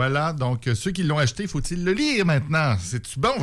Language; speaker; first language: French; native; French